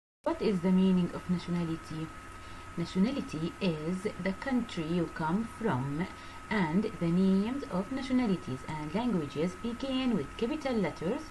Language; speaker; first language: English; non-native, fluent; Arabic